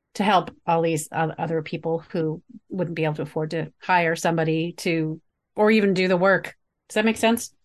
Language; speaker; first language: English; native; English